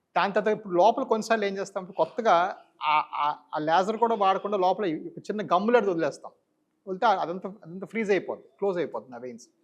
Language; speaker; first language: Telugu; native; Telugu